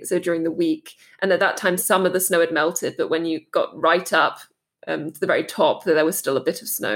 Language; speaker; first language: English; native; English